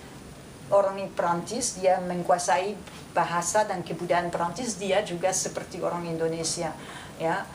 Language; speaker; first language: Indonesian; non-native, fluent; French